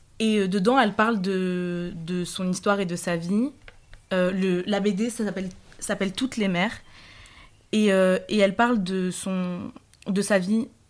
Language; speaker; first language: French; native; French